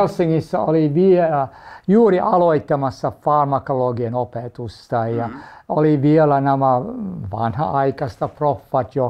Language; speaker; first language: Finnish; non-native, fluent; English